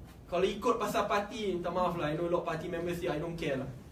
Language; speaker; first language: English; non-native, local second language; Malay